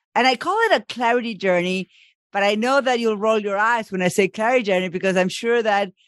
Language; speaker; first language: English; non-native, fluent; Spanish